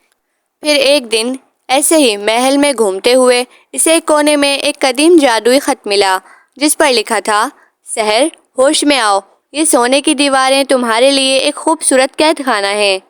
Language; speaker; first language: Urdu; native; Urdu